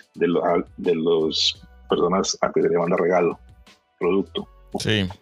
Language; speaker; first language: Spanish; early bilingual, heritage; Spanish